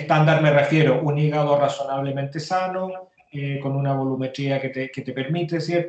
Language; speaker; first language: Spanish; native; Spanish